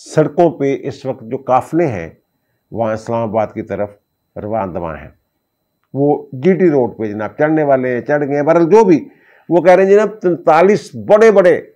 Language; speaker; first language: Urdu; non-native, local second language; Punjabi